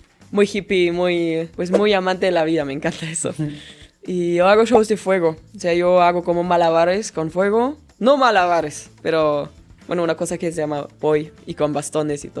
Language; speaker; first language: Spanish; non-native, fluent; German